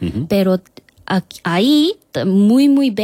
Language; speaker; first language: Spanish; non-native, learner; Korean